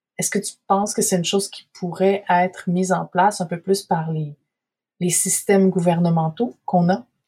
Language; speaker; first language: French; native; French